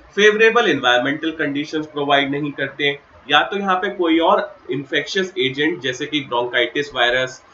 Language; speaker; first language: Hindi; native; Hindi